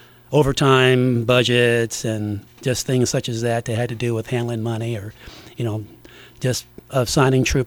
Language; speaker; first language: English; native; English